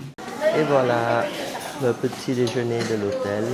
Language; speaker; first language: French; non-native, fluent; Vietnamese